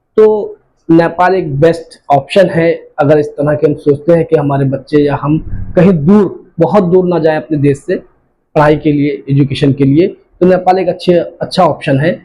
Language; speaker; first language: Hindi; native; Hindi